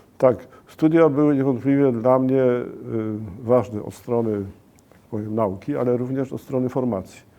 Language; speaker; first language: Polish; native; Polish